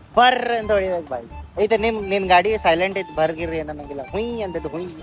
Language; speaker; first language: Kannada; non-native, local second language; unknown